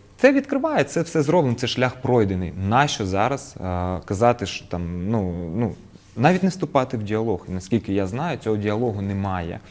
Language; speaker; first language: Ukrainian; non-native, local second language; Russian